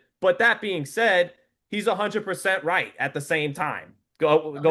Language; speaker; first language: English; native; English